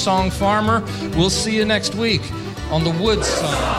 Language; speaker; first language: English; native; English